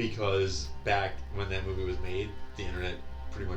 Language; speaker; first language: English; native; English